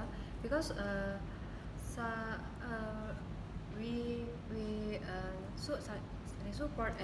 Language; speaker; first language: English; non-native, learner; Indonesian